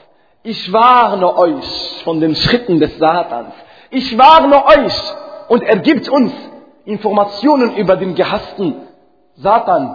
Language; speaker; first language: German; non-native, fluent; Arabic